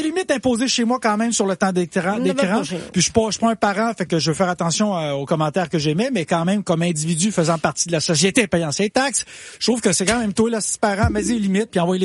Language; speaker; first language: French; native; French